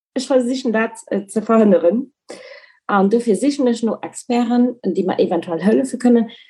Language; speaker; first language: Luxembourgish; early bilingual, other home language; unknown